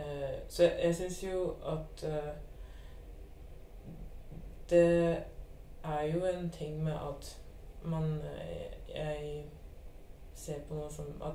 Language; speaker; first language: Norwegian; early bilingual, other home language; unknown